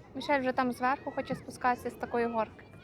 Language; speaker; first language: Ukrainian; native; Ukrainian